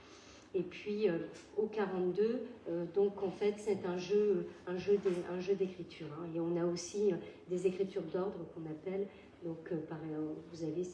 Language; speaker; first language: French; native; French